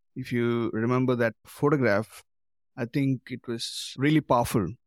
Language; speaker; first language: English; non-native, local second language; Tamil